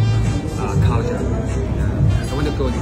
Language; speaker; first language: English; non-native, learner; Thai